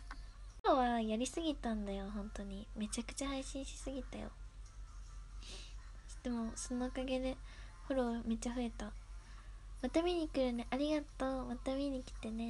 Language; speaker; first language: Japanese; native; Japanese